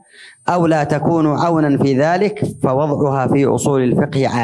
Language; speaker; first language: Arabic; native; Arabic